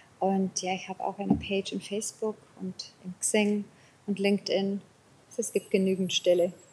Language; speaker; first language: German; non-native, fluent; Afrikaans